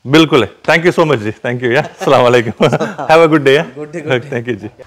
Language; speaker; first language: Hindi; non-native, local second language; Tamil